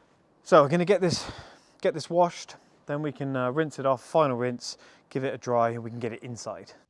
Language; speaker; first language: English; native; English